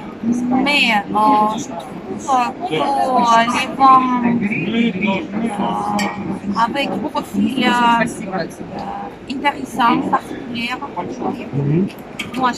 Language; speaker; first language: French; non-native, learner; Russian